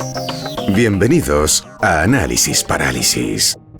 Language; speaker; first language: Spanish; native; Spanish